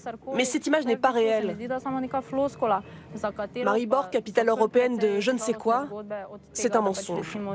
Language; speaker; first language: French; native; French